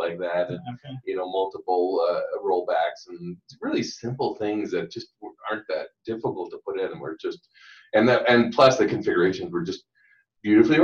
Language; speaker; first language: English; native; English